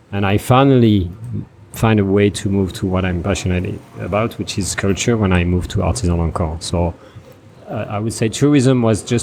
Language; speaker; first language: English; non-native, fluent; French